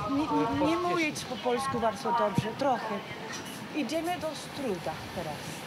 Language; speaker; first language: Polish; non-native, learner; Spanish